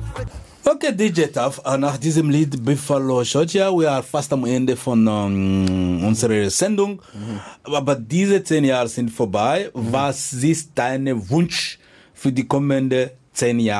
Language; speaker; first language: German; non-native, fluent; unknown